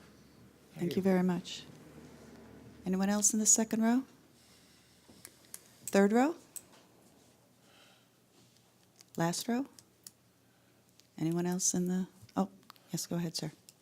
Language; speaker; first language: English; native; English